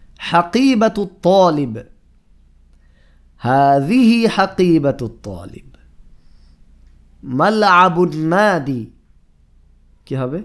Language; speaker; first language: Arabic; non-native, fluent; Bangla